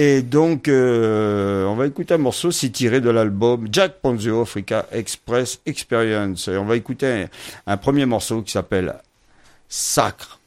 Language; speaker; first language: French; native; French